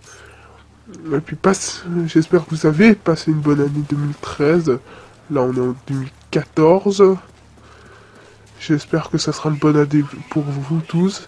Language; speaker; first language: French; native; French